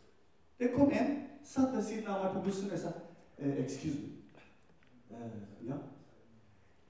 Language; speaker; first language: Norwegian; non-native, fluent; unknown